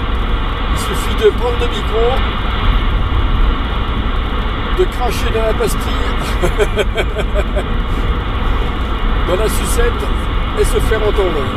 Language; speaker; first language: French; native; French